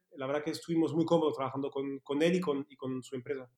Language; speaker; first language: Spanish; non-native, fluent; French